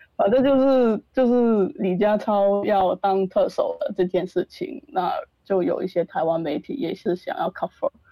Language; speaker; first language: Chinese; non-native, local second language; Cantonese